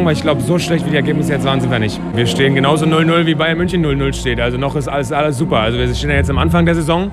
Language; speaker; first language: German; native; German